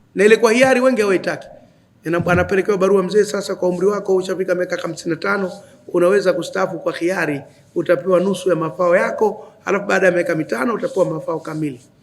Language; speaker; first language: Swahili; native; Swahili